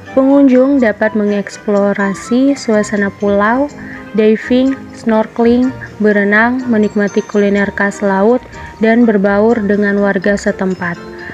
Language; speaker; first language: Indonesian; native; Indonesian